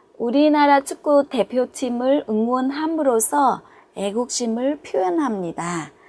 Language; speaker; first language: Korean; non-native, fluent; Vietnamese